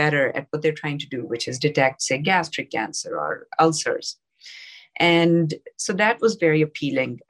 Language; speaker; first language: English; non-native, local second language; Urdu